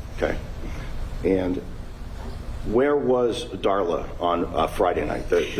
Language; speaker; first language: English; native; English